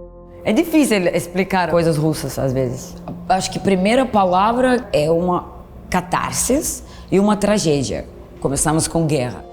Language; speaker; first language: Portuguese; non-native, fluent; Russian